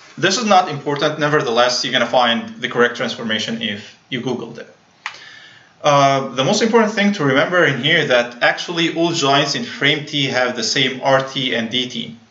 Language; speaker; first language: English; non-native, fluent; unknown